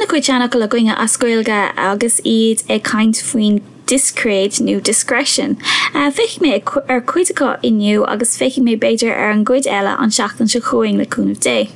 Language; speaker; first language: Irish; non-native, local second language; English